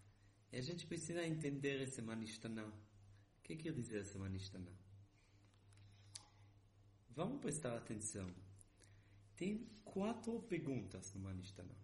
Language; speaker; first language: Portuguese; non-native, fluent; Hebrew